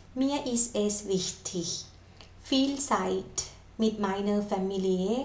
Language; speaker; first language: German; non-native, fluent; Thai